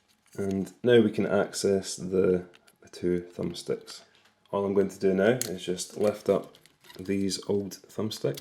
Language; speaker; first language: English; native; English